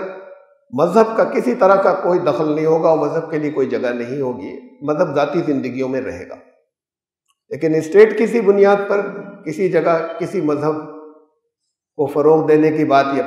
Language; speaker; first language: Urdu; native; Urdu